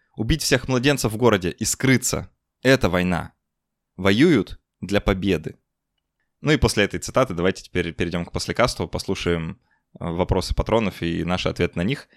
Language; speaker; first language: Russian; native; Russian